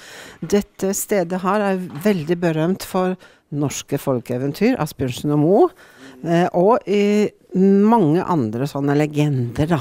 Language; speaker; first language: Norwegian; native; Norwegian